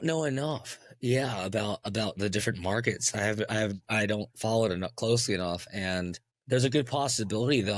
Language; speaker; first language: English; native; English